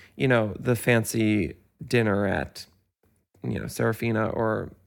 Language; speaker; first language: English; native; English